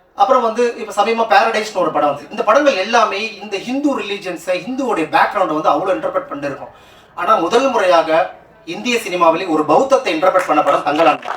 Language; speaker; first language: Tamil; native; Tamil